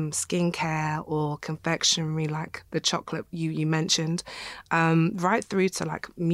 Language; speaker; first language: English; native; English